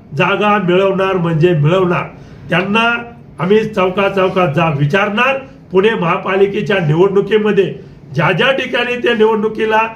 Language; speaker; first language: Marathi; native; Marathi